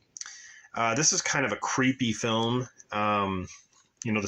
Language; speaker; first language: English; native; English